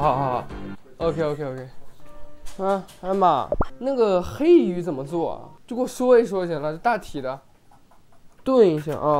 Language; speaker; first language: Chinese; native; Chinese